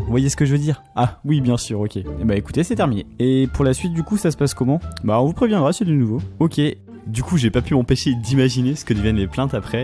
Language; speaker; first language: French; native; French